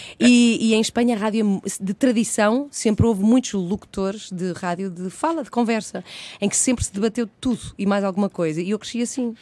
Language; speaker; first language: Portuguese; early bilingual, heritage; Portuguese